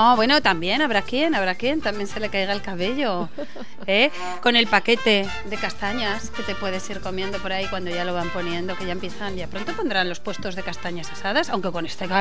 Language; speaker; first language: Spanish; native; Spanish